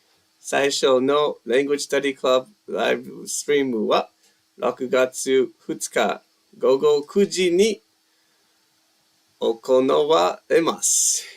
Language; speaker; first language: Japanese; non-native, learner; English